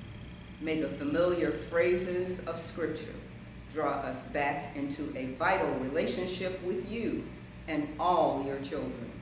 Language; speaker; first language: English; native; English